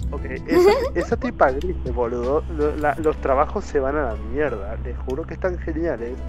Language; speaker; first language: Spanish; native; Spanish